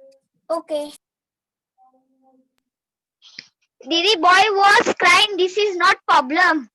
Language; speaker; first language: English; non-native, learner; Hindi